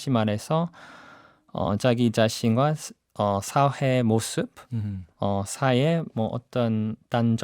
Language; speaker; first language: Korean; non-native, fluent; English